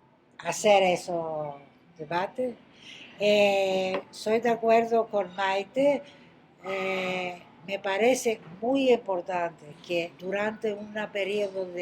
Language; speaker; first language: Spanish; non-native, fluent; Greek